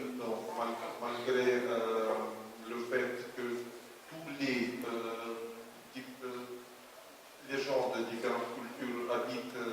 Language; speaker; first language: French; non-native, fluent; Russian